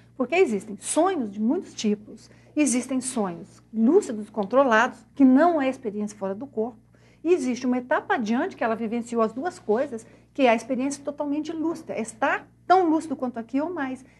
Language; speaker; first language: Portuguese; native; Portuguese